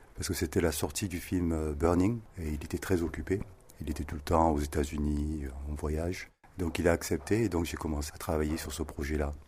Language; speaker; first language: French; native; French